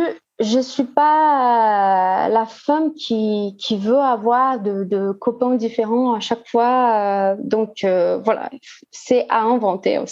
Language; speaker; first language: French; non-native, fluent; Portuguese